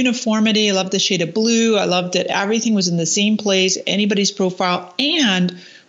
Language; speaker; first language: English; native; English